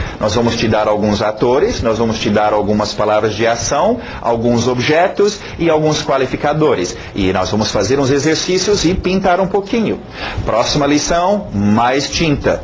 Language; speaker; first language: Portuguese; native; Portuguese